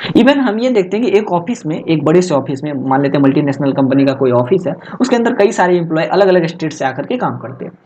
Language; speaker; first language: Hindi; native; Hindi